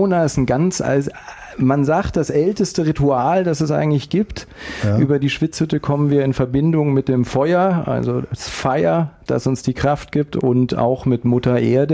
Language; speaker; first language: German; native; German